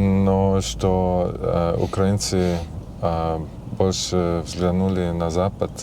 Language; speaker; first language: Russian; non-native, fluent; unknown